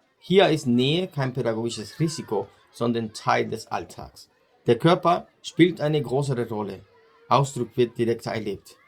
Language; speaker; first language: German; native; German